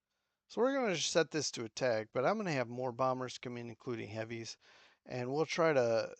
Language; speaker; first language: English; native; English